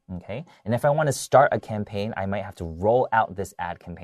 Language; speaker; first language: English; early bilingual, other home language; Chinese